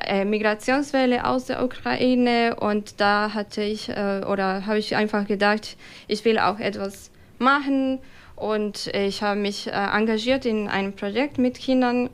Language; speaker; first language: German; non-native, fluent; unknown